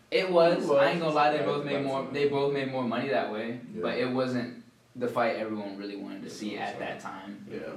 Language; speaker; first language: English; early bilingual, other home language; Filipino